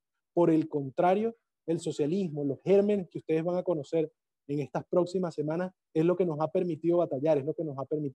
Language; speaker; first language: Spanish; native; Spanish